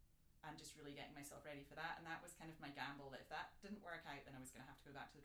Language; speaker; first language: English; native; English